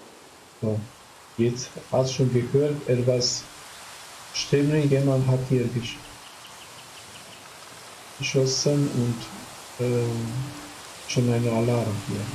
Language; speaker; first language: German; non-native, fluent; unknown